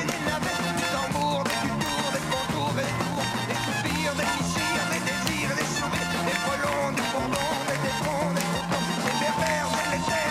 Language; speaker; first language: French; native; French